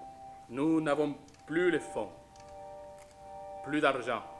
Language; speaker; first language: French; native; French